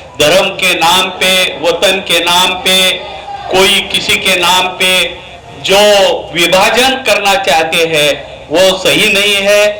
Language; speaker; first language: Hindi; non-native, local second language; Marathi